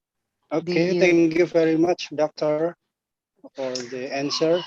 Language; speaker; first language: English; non-native, learner; Indonesian